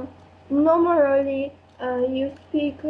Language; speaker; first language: English; non-native, learner; French